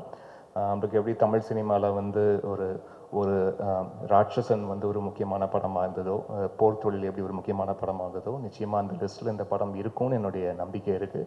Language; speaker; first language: Tamil; native; Tamil